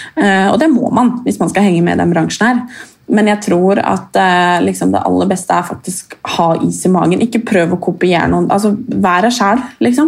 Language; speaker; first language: Norwegian; native; Norwegian